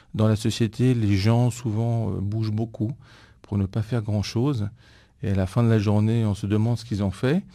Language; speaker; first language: French; non-native, fluent; Greek